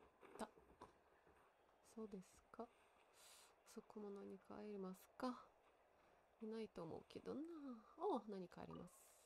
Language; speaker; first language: Japanese; non-native, learner; Russian